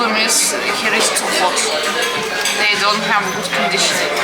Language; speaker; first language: English; non-native, fluent; Russian